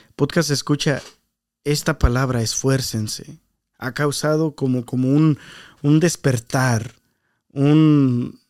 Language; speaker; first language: Spanish; early bilingual, heritage; Spanish